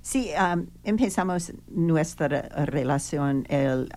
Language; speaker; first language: Spanish; non-native, learner; English